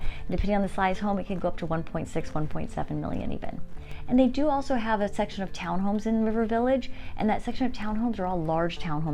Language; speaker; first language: English; native; English